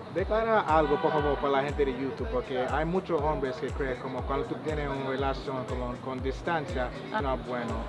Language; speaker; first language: Spanish; non-native, learner; English